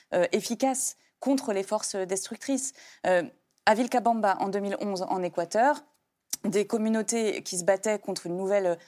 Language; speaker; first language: French; native; French